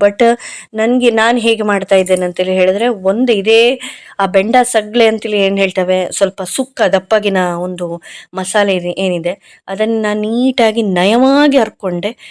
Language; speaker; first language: Kannada; non-native, local second language; Konkani